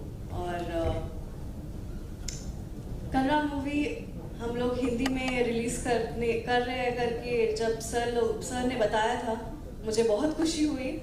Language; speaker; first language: Hindi; non-native, local second language; Kannada